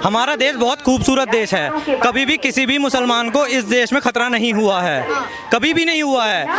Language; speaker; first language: Hindi; native; Hindi